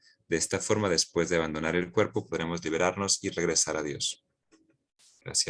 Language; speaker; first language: Spanish; native; Spanish